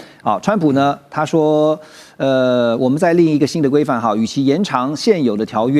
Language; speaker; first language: Chinese; native; Chinese